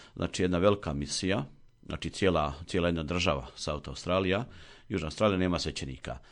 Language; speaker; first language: Croatian; native; Croatian